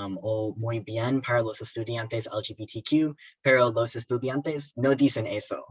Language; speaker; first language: Spanish; non-native, learner; English